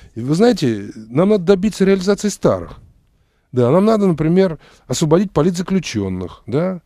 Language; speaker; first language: Russian; native; Russian